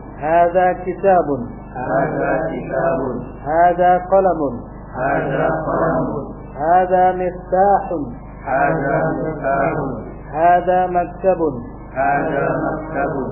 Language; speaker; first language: Arabic; non-native, fluent; Indonesian